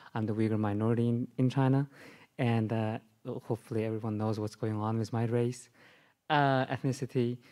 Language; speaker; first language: English; non-native, learner; Chinese